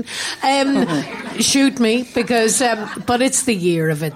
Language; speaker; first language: English; native; English